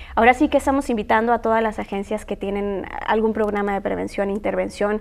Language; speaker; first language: Spanish; native; Spanish